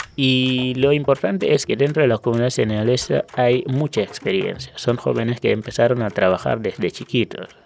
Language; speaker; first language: Spanish; non-native, fluent; Wolof